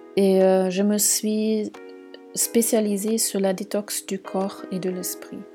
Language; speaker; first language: French; non-native, fluent; German